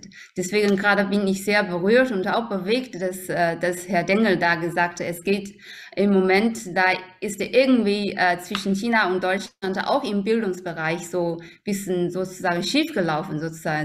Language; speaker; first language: German; non-native, fluent; Chinese